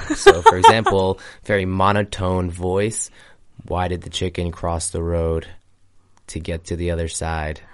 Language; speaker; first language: English; native; English